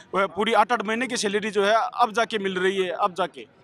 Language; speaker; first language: Hindi; native; Hindi